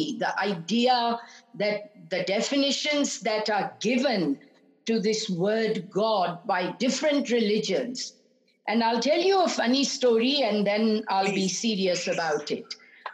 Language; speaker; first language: English; non-native, local second language; Punjabi